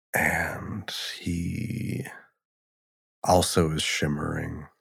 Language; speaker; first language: English; native; English